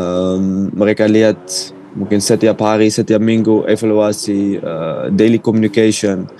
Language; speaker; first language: Indonesian; non-native, fluent; Dutch